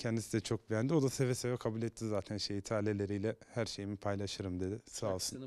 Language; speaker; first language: Turkish; native; Turkish